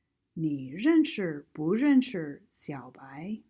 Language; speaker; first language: Chinese; non-native, fluent; English